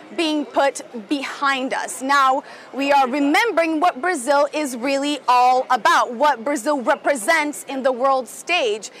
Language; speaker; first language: English; non-native, fluent; Portuguese